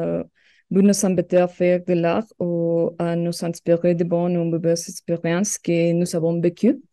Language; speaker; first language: French; non-native, learner; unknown